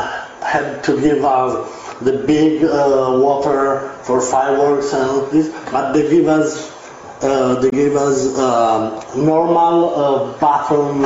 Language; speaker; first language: English; non-native, learner; Italian